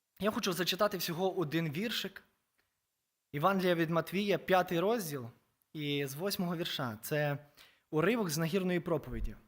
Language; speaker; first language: Ukrainian; native; Ukrainian